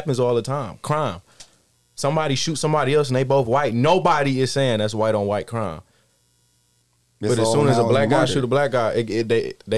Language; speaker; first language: English; native; English